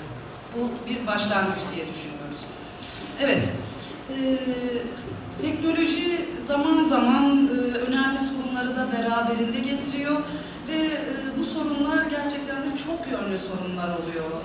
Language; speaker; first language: Turkish; native; Turkish